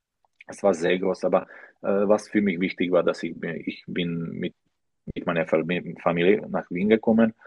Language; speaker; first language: German; non-native, learner; Slovak